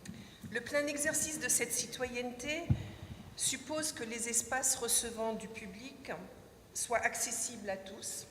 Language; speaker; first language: French; native; French